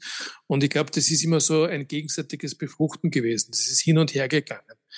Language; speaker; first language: German; native; German